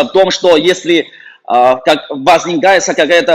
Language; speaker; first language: Russian; non-native, fluent; Chinese